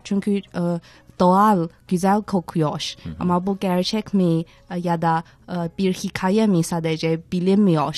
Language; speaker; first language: Turkish; non-native, fluent; Chinese